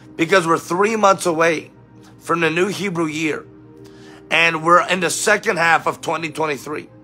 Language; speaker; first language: English; native; English